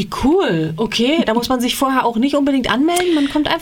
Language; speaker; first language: German; native; German